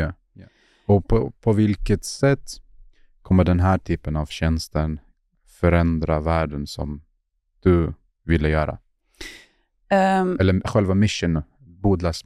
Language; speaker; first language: Swedish; non-native, fluent; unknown